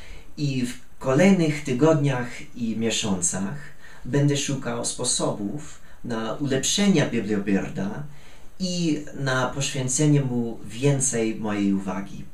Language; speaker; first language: Polish; non-native, fluent; English